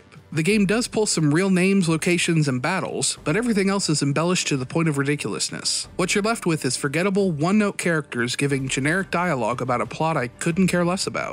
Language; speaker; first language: English; native; English